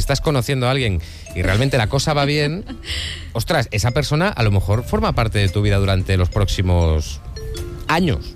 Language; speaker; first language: Spanish; native; Spanish